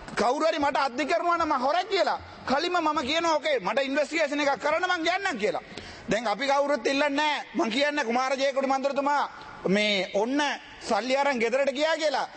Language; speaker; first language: Sinhala; non-native, local second language; Tamil